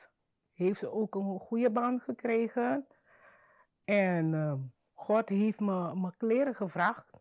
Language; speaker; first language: Dutch; non-native, learner; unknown